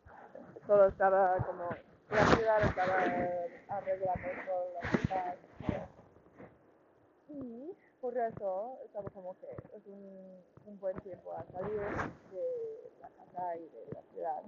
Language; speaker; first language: Spanish; non-native, learner; English